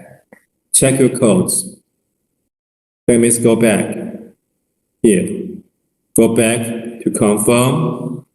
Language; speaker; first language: English; non-native, learner; Chinese